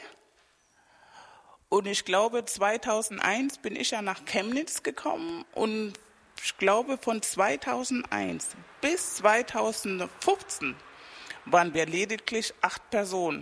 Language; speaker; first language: German; non-native, fluent; Spanish